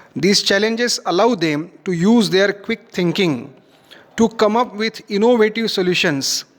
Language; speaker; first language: English; non-native, local second language; Marathi